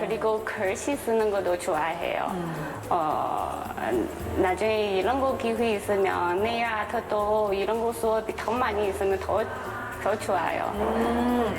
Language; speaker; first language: Korean; non-native, learner; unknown